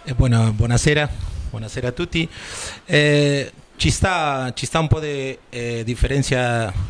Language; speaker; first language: Italian; non-native, learner; Spanish